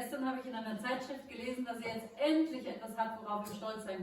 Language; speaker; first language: German; native; German